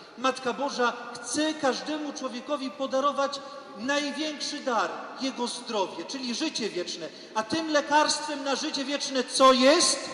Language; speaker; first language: Polish; native; Polish